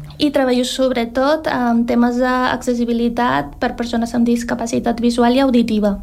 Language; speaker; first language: Catalan; early bilingual, other home language; Spanish